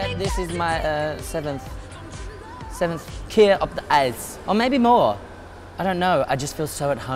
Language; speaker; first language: English; native; English